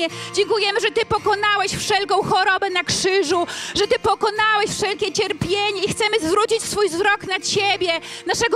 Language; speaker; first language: Polish; native; Polish